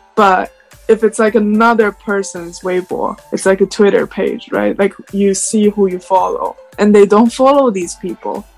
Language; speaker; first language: English; non-native, fluent; Chinese